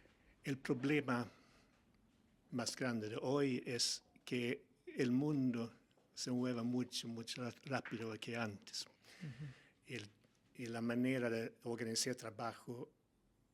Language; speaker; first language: Spanish; non-native, learner; Swedish